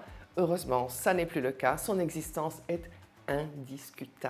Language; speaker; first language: French; native; French